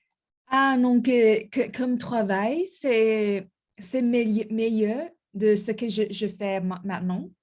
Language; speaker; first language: French; non-native, learner; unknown